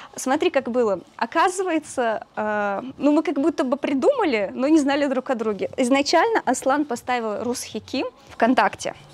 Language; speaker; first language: Russian; early bilingual, other home language; Azerbaijani